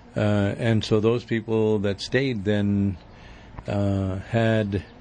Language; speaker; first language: English; early bilingual, other home language; Spanish